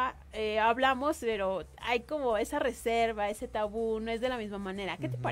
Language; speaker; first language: Spanish; native; Spanish